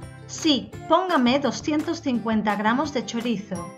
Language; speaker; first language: Spanish; native; Spanish